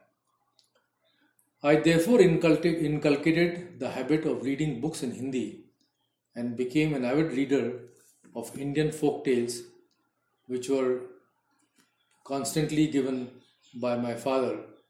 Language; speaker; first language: English; non-native, local second language; Hindi